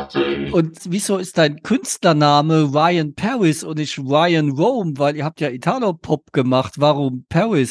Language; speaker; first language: German; native; German